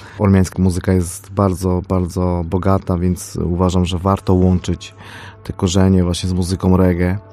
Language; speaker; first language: Polish; non-native, fluent; Armenian